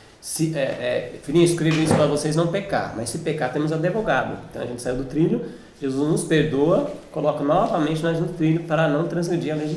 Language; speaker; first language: Portuguese; native; Portuguese